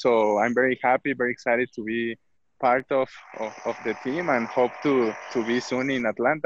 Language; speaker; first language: English; non-native, fluent; Spanish